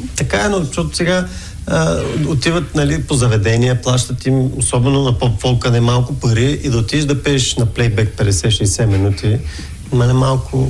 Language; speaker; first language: Bulgarian; native; Bulgarian